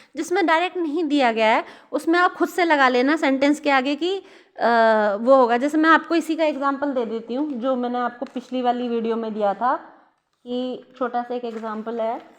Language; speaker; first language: Hindi; native; Hindi